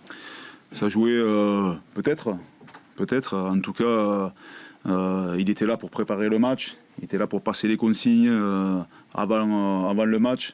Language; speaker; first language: French; native; French